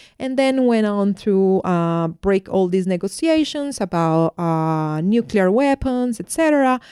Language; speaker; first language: English; non-native, fluent; Spanish